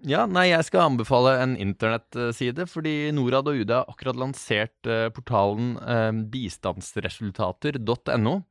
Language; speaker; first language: Norwegian; native; Norwegian